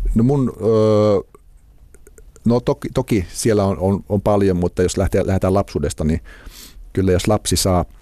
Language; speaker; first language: Finnish; native; Finnish